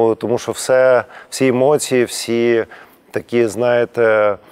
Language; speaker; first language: Ukrainian; native; Ukrainian